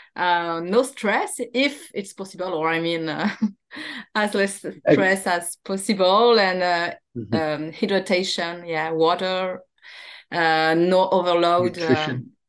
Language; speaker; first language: English; non-native, fluent; French